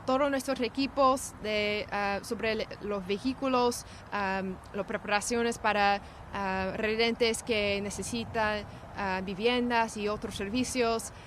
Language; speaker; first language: Spanish; non-native, learner; English